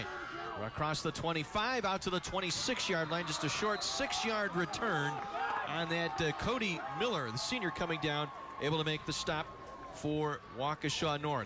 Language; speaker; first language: English; native; English